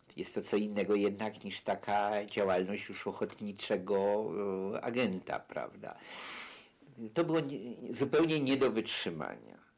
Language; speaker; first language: Polish; native; Polish